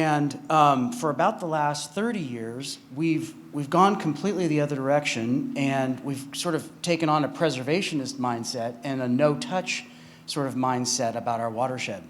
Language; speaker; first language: English; native; English